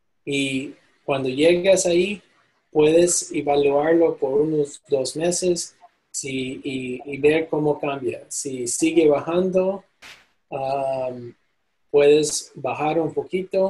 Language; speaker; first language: Spanish; non-native, fluent; English